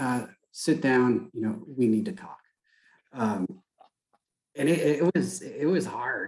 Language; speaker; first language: English; native; English